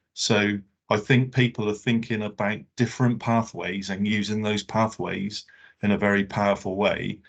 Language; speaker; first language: English; native; English